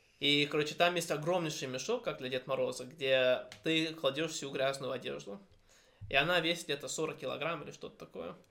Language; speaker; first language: Russian; early bilingual, heritage; Russian